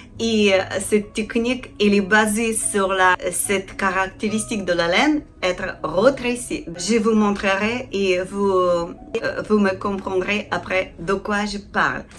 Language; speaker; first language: French; non-native, learner; Ukrainian